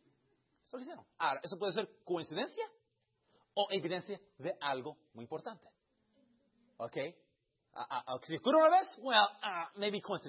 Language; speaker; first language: Spanish; early bilingual, heritage; Spanish